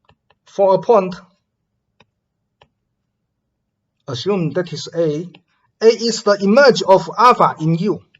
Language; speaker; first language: English; non-native, fluent; Chinese